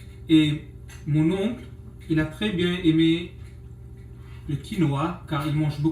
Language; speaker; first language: French; non-native, local second language; English